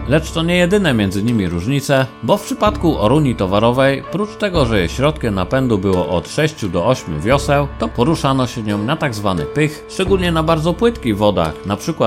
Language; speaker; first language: Polish; native; Polish